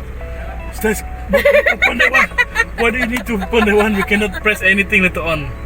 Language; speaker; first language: English; non-native, local second language; Malay